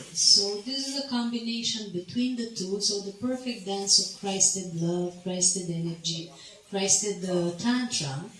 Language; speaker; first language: English; non-native, fluent; Romanian